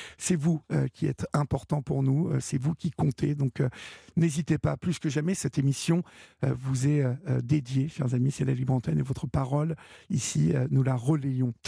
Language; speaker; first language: French; native; French